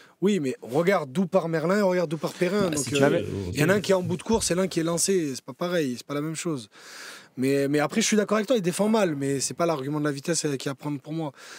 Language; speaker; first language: French; native; French